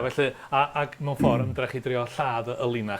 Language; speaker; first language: Welsh; native; Welsh